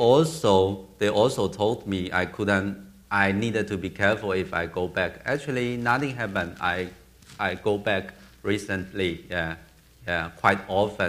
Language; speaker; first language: English; non-native, learner; Chinese